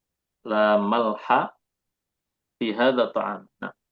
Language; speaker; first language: Arabic; non-native, fluent; Indonesian